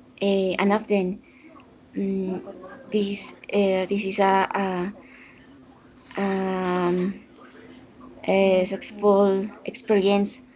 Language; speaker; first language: English; non-native, learner; Spanish